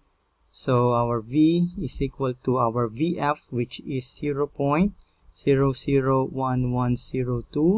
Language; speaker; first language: English; non-native, local second language; Filipino